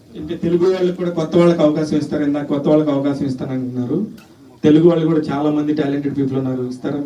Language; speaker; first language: Telugu; native; Telugu